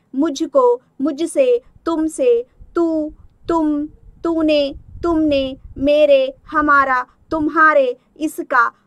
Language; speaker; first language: Hindi; non-native, local second language; Telugu